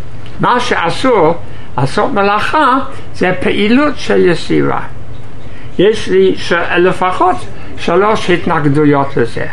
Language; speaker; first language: Hebrew; non-native, fluent; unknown